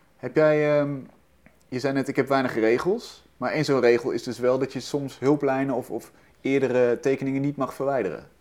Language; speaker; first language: Dutch; native; Dutch